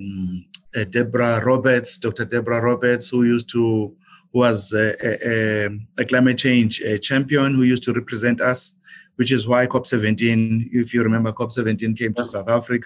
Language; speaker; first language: English; non-native, local second language; Zulu